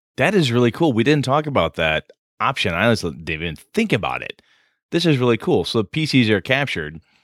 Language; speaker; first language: English; native; English